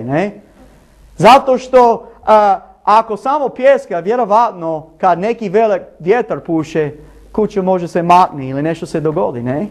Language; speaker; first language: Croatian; non-native, learner; English